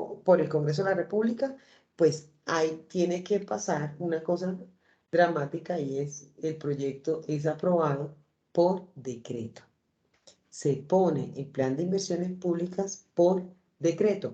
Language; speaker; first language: Spanish; native; Spanish